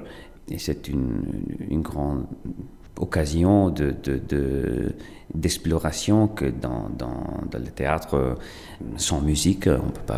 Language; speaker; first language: French; non-native, fluent; Italian